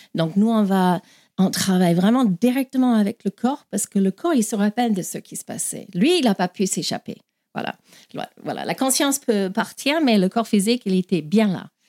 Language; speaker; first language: French; non-native, fluent; English